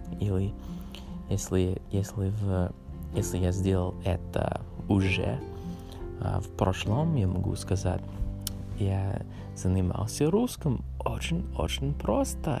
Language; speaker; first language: Russian; non-native, learner; English